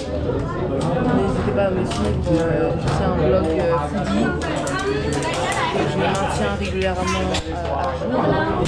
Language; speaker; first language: French; native; French